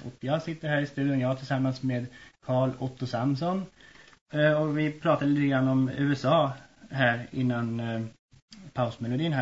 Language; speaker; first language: Swedish; native; Swedish